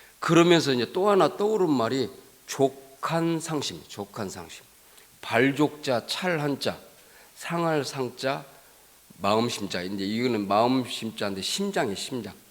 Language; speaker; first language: Korean; native; Korean